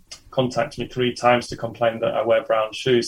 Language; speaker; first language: English; native; English